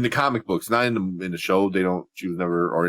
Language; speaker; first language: English; native; English